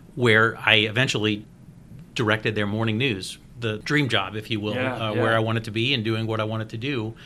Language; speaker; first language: English; native; English